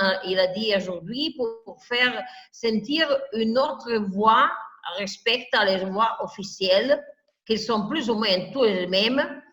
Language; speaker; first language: French; non-native, fluent; Italian